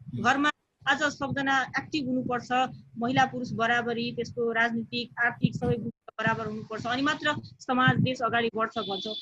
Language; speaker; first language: Nepali; non-native, local second language; Bhojpuri